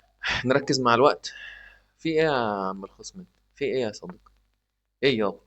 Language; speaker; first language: Arabic; native; Arabic